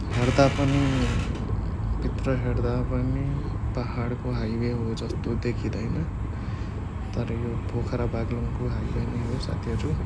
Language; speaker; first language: Nepali; non-native, local second language; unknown